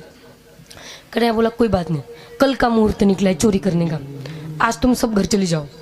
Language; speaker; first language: Hindi; non-native, local second language; Marathi